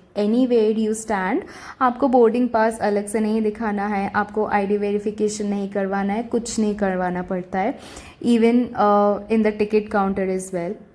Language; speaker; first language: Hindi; non-native, local second language; Bangla